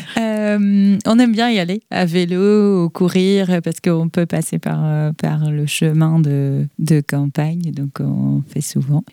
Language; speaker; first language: French; non-native, fluent; Dutch